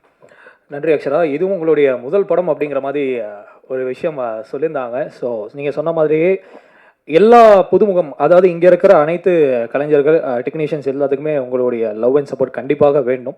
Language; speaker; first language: Tamil; native; Tamil